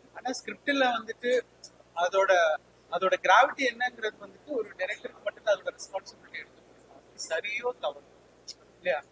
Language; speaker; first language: Tamil; native; Tamil